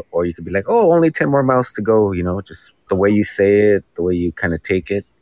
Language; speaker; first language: English; native; English